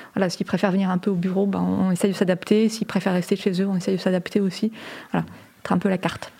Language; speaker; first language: French; native; French